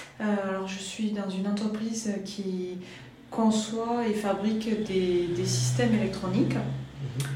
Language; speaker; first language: French; native; French